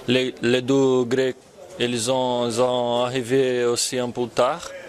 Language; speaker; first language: French; non-native, fluent; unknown